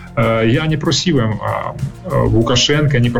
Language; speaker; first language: Polish; early bilingual, heritage; Polish